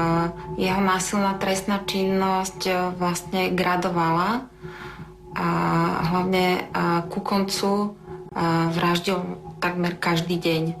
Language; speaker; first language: Slovak; native; Slovak